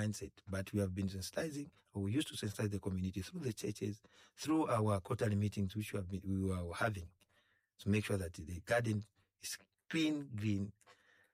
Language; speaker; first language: English; non-native, local second language; Nyanja